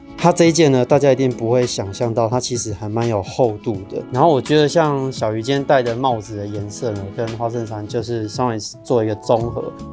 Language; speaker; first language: Chinese; native; Chinese